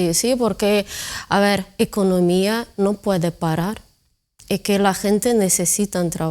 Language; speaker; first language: Spanish; non-native, fluent; Ukrainian